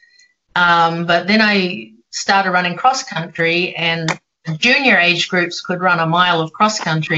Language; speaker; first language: English; native; English